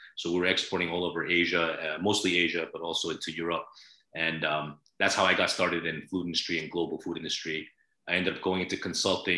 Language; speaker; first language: English; native; English